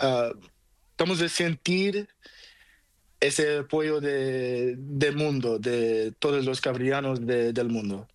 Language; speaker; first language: Spanish; non-native, learner; Portuguese